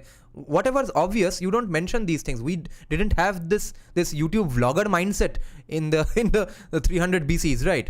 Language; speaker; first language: English; non-native, local second language; Bangla